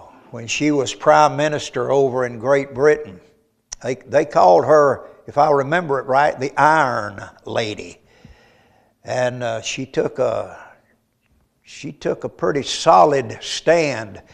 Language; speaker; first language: English; native; English